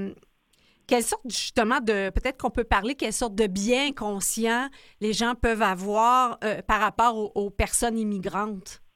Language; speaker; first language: French; native; French